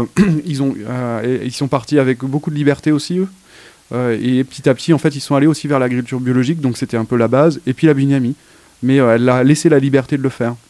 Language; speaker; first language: French; native; French